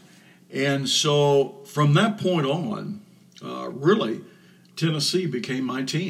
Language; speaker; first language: English; native; English